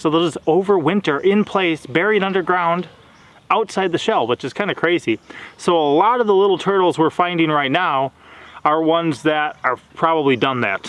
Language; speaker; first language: English; native; English